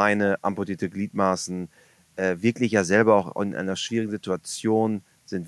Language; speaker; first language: German; native; German